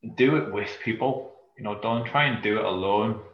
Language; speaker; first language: English; native; English